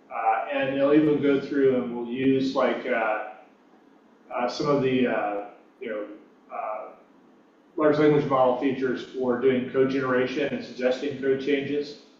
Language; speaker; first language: English; native; English